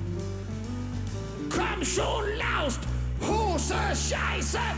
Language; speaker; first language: German; non-native, learner; Danish